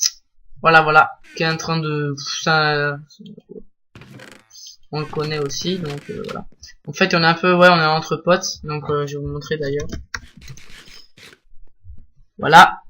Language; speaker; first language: French; native; French